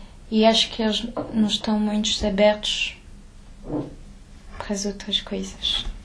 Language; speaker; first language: Portuguese; early bilingual, heritage; French